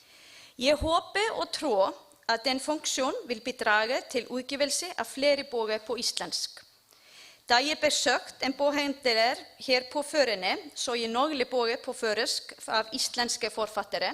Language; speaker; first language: Danish; non-native, learner; Icelandic